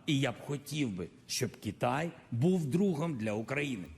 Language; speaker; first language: Ukrainian; non-native, local second language; Russian